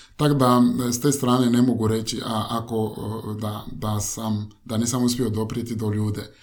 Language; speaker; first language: Croatian; non-native, fluent; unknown